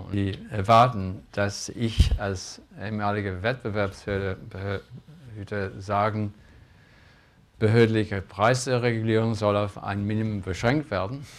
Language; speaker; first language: German; non-native, fluent; English